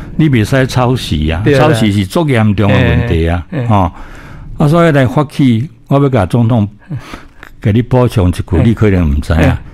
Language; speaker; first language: Min Nan Chinese; native; Min Nan Chinese